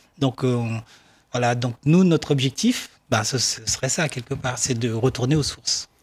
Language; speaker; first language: French; non-native, local second language; Baoulé